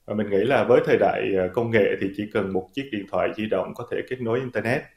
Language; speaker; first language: Vietnamese; native; Vietnamese